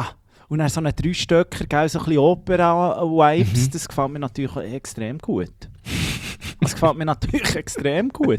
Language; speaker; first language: German; native; German